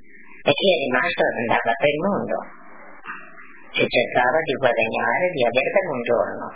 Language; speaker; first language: Italian; non-native, local second language; Friulian